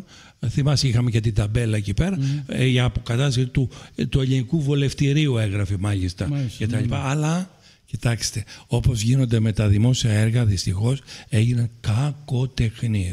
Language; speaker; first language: Greek; native; Greek